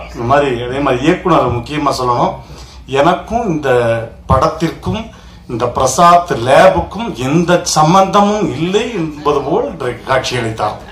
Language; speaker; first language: Tamil; native; Tamil